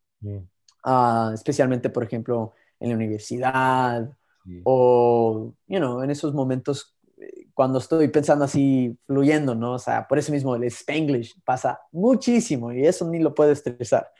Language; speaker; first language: Spanish; early bilingual, heritage; Spanish